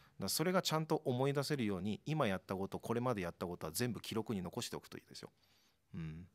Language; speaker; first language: Japanese; native; Japanese